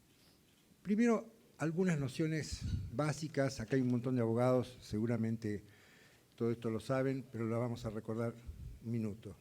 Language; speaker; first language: Spanish; native; Spanish